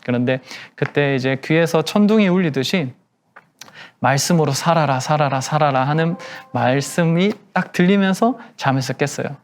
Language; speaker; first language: Korean; native; Korean